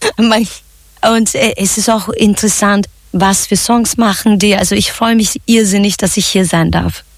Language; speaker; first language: German; early bilingual, other home language; Zaza